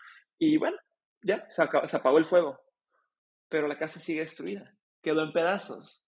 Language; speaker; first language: Spanish; native; Spanish